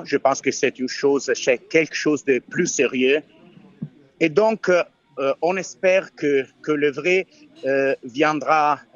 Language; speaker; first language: French; non-native, fluent; Italian